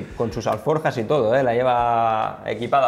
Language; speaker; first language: Spanish; native; Spanish